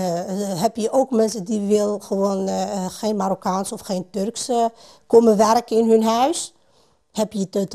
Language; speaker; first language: Dutch; non-native, fluent; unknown